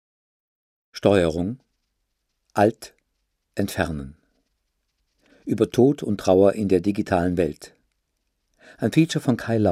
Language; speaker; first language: German; native; German